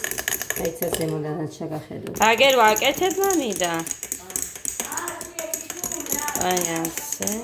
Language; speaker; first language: Georgian; native; Georgian